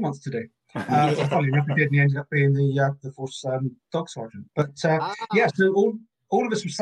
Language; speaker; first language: English; native; English